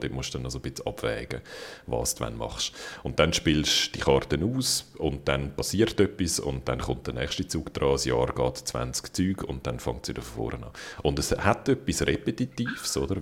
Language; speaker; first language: German; native; German